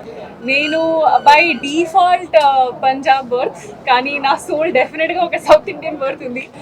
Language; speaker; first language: Telugu; non-native, local second language; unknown